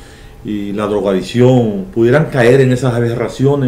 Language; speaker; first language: Spanish; native; Spanish